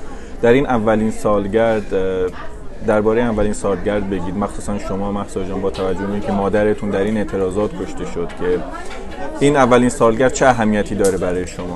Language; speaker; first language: Persian; native; Persian